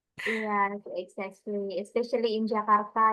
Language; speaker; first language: English; non-native, learner; Indonesian